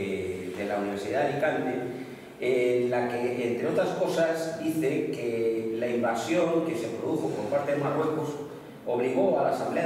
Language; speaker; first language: Spanish; native; Spanish